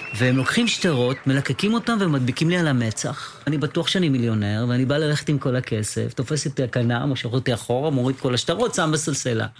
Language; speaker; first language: Hebrew; native; Hebrew